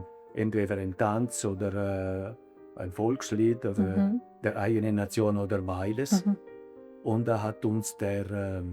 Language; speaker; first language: German; early bilingual, other home language; Italian